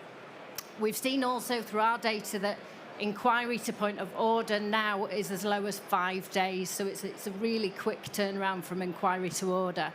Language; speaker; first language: English; native; English